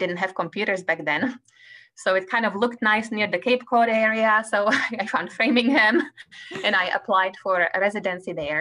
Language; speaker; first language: English; non-native, fluent; Czech